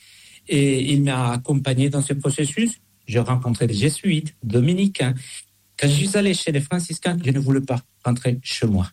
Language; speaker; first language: French; non-native, fluent; Spanish